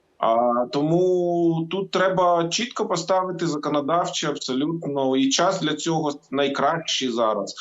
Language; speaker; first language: Ukrainian; non-native, local second language; Russian